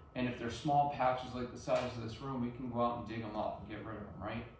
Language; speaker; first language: English; native; English